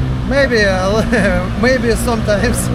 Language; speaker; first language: English; non-native, learner; Russian